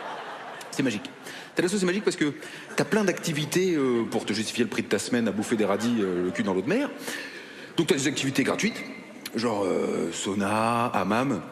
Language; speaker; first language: French; native; French